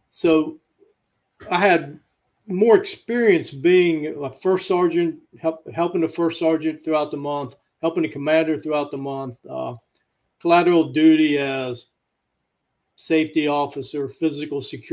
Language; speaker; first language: English; native; English